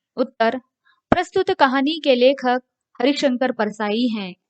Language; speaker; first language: Hindi; non-native, local second language; Kannada